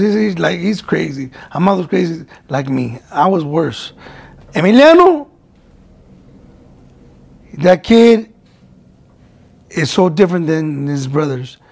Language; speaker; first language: English; early bilingual, other home language; Spanish